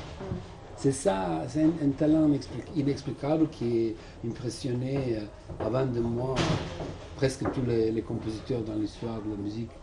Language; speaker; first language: French; non-native, fluent; Serbian